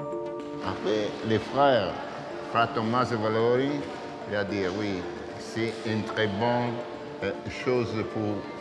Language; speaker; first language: French; non-native, learner; Italian